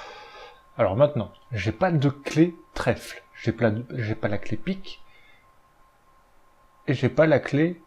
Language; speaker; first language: French; native; French